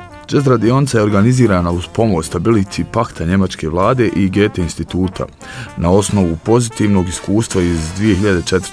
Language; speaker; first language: Serbian; native; Serbian